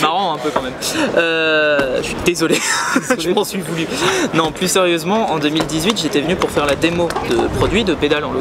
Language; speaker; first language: French; native; French